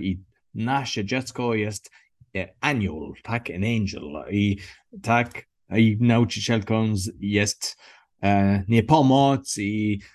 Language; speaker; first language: Polish; non-native, learner; English